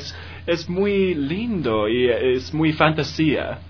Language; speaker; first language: Spanish; non-native, learner; English